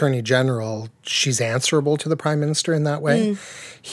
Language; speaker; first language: English; native; English